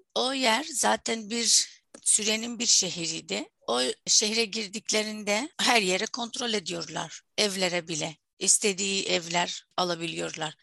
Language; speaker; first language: Turkish; non-native, fluent; Arabic